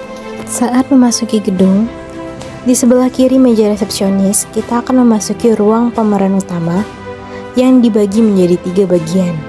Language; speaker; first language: Indonesian; native; Indonesian